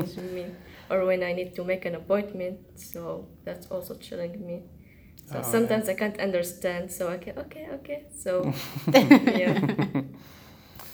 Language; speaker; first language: English; non-native, learner; Arabic